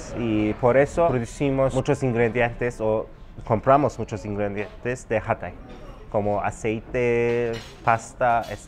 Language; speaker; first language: Spanish; non-native, fluent; Turkish